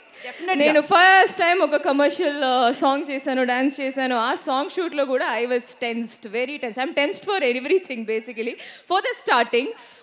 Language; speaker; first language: Telugu; non-native, learner; Malayalam